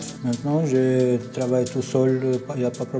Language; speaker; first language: French; non-native, learner; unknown